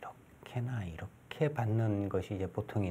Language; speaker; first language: Korean; native; Korean